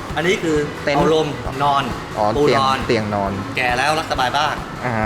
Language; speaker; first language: Thai; native; Thai